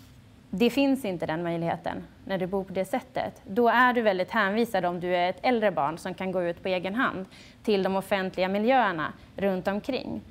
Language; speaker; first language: Swedish; native; Swedish